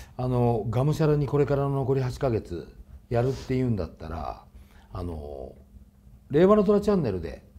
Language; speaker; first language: Japanese; native; Japanese